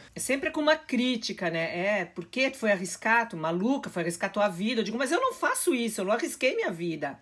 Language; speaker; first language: Portuguese; native; Portuguese